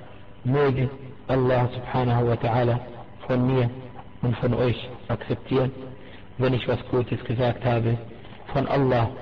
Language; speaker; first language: German; non-native, fluent; Arabic